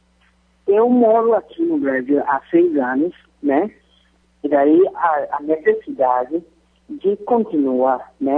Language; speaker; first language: Portuguese; non-native, fluent; Yoruba